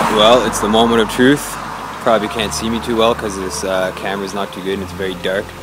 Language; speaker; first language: English; native; English